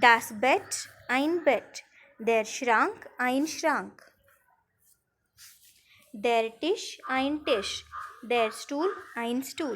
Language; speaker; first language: German; non-native, fluent; Marathi